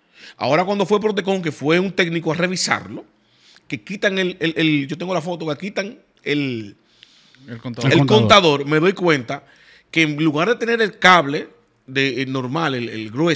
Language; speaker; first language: Spanish; native; Spanish